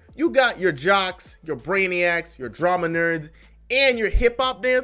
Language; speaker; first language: English; native; English